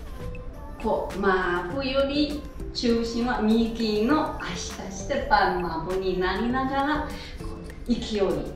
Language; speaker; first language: Japanese; non-native, fluent; Chinese